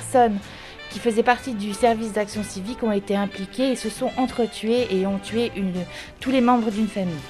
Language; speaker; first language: French; native; French